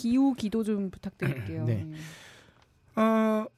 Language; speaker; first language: Korean; native; Korean